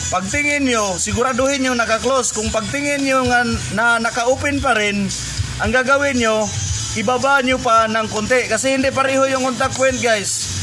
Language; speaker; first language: Filipino; non-native, local second language; Cebuano